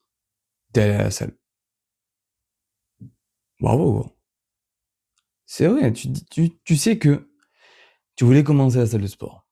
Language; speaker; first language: French; native; French